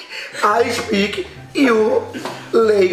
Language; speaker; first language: English; non-native, learner; Portuguese